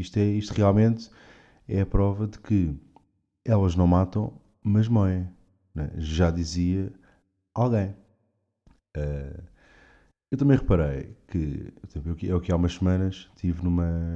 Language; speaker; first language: Portuguese; native; Portuguese